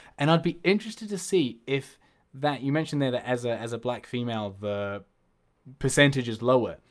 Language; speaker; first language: English; native; English